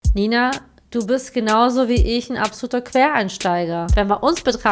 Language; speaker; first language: German; native; German